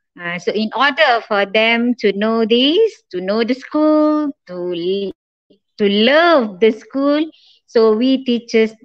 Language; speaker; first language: English; non-native, local second language; Malay